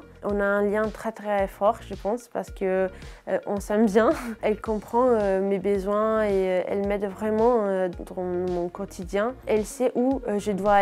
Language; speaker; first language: French; non-native, fluent; Italian